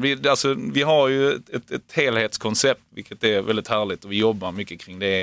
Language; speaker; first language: Swedish; native; Swedish